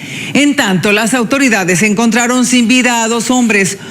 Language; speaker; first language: Spanish; native; Spanish